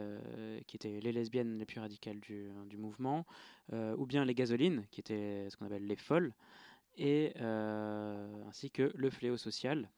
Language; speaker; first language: French; native; French